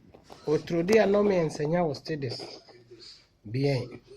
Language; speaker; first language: Spanish; non-native, learner; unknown